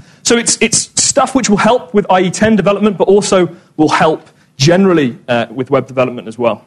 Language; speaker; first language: English; native; English